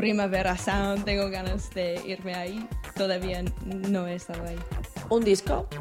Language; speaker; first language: Spanish; non-native, learner; English